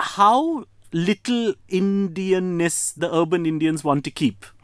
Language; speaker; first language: English; non-native, local second language; Bangla